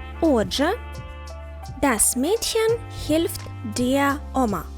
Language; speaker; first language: German; non-native, fluent; Ukrainian